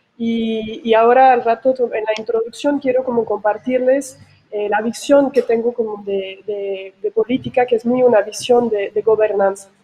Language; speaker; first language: Spanish; non-native, fluent; French